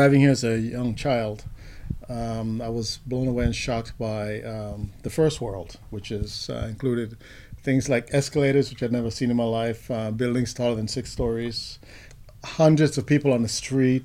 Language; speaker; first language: English; non-native, fluent; Spanish